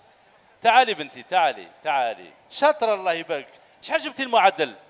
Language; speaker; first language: Arabic; native; Arabic